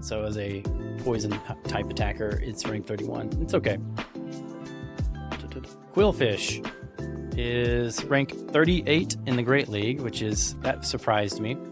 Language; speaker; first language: English; native; English